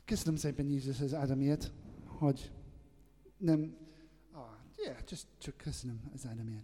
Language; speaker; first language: Hungarian; non-native, learner; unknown